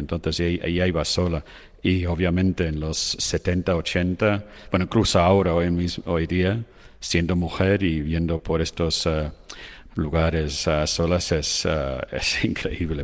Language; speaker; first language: Spanish; non-native, fluent; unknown